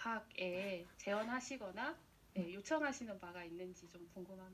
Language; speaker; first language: Korean; native; Korean